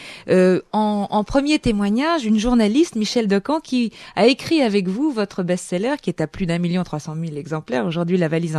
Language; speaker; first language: French; native; French